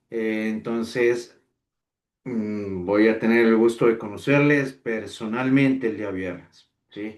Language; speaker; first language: Spanish; native; Spanish